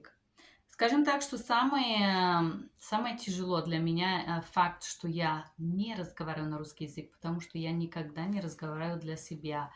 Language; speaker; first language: Russian; non-native, fluent; Bulgarian